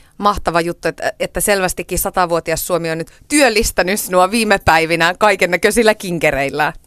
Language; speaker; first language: Finnish; native; Finnish